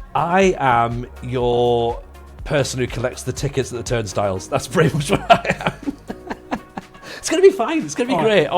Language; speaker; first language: English; native; English